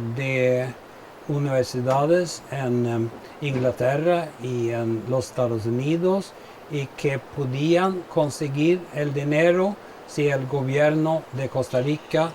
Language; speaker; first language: Spanish; non-native, fluent; Swedish